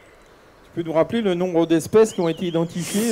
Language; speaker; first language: French; native; French